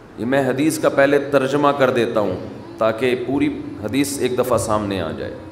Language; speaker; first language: Urdu; native; Urdu